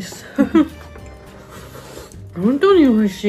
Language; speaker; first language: Japanese; non-native, fluent; Georgian